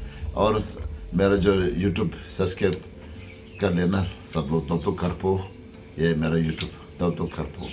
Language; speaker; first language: Hindi; non-native, local second language; Tibetan